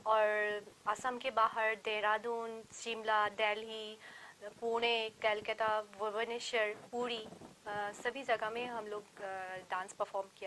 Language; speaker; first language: Hindi; non-native, local second language; Assamese